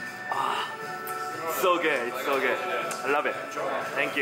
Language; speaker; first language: English; non-native, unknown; Japanese